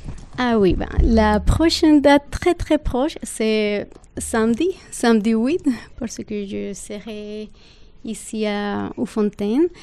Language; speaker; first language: French; non-native, fluent; Spanish